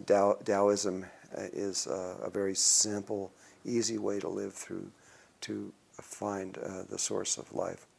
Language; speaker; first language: English; native; English